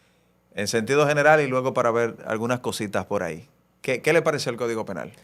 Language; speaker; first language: Spanish; native; Spanish